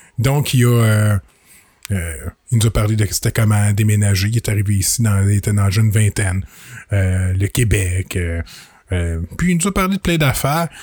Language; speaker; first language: French; native; French